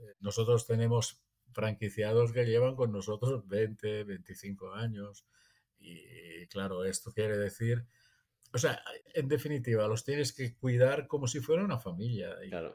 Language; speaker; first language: Spanish; non-native, fluent; Italian